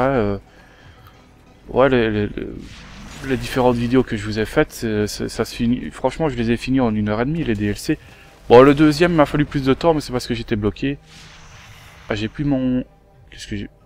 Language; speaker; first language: French; native; French